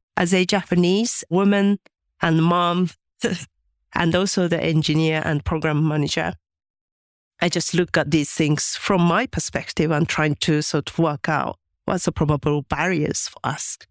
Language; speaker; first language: English; non-native, fluent; Japanese